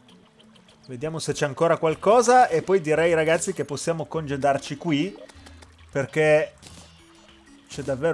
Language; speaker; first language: Italian; native; Italian